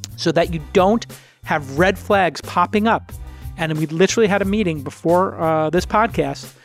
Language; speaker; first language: English; native; English